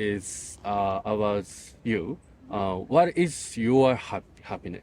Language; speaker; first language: English; non-native, learner; Japanese